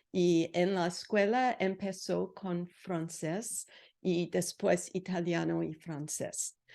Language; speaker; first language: Spanish; non-native, learner; English